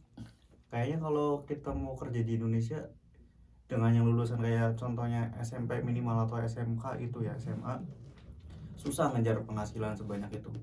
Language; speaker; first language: Indonesian; native; Indonesian